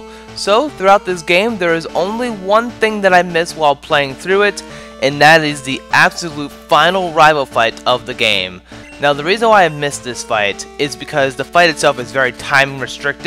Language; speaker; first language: English; native; English